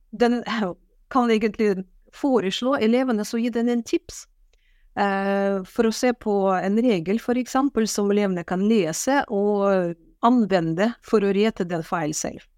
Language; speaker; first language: Norwegian; non-native, fluent; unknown